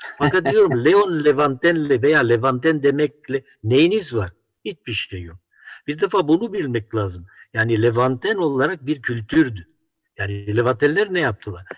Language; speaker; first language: Turkish; non-native, local second language; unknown